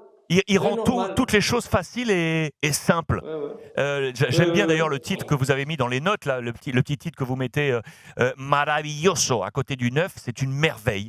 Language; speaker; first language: French; native; French